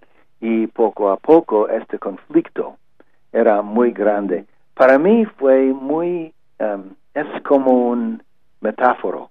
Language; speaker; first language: Spanish; non-native, learner; English